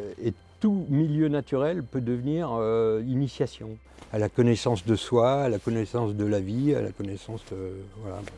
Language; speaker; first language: French; native; French